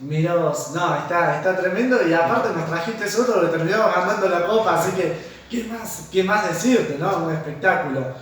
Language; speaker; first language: Spanish; native; Spanish